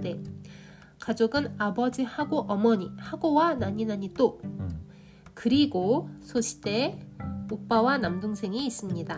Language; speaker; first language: Korean; non-native, learner; Japanese